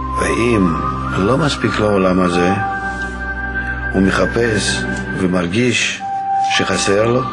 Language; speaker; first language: Hebrew; non-native, fluent; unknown